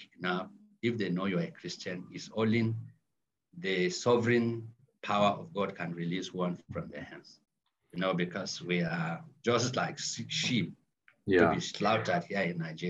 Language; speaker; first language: English; non-native, local second language; Hausa